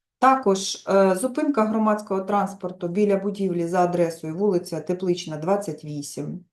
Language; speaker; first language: Ukrainian; native; Ukrainian